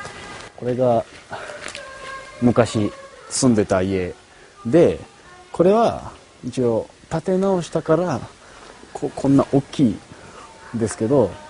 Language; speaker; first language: Japanese; native; Japanese